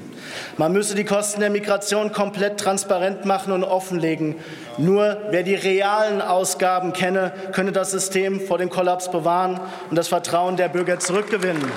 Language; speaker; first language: German; native; German